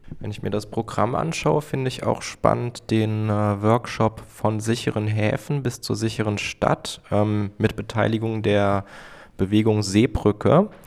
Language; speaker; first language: German; native; German